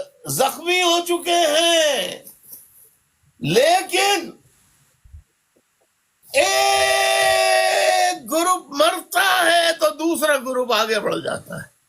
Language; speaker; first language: Urdu; native; Urdu